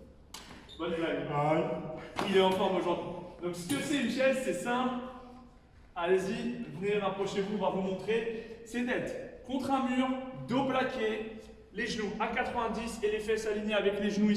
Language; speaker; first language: French; native; French